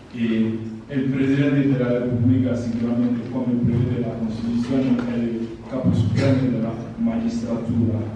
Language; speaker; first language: Italian; non-native, fluent; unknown